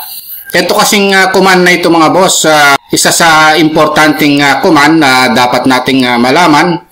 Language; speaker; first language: Filipino; native; Filipino